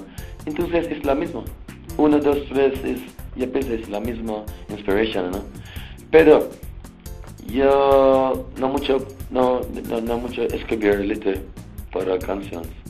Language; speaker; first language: Spanish; non-native, learner; English